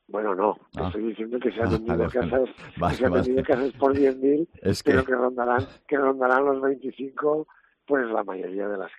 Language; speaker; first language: Spanish; native; Spanish